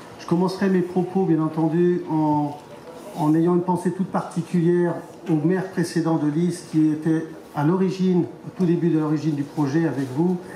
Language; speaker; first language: French; native; French